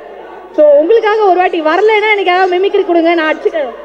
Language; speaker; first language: Tamil; native; Tamil